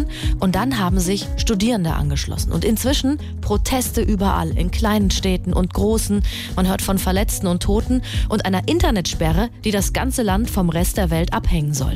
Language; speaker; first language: German; native; German